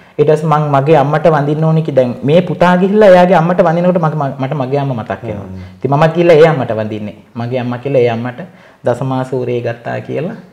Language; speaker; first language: Sinhala; non-native, local second language; Tamil